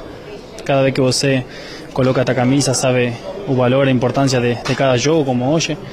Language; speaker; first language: Portuguese; non-native, fluent; Spanish